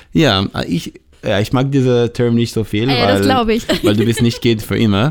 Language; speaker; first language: German; non-native, learner; Hebrew